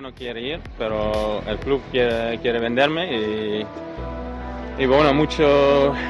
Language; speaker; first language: Spanish; non-native, learner; Dutch